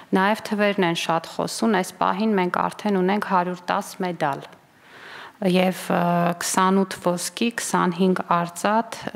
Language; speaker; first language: Armenian; native; Armenian